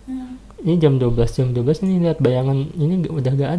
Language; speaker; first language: Indonesian; native; Indonesian